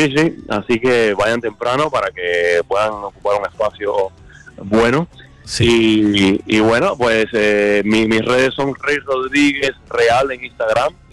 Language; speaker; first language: Spanish; native; Spanish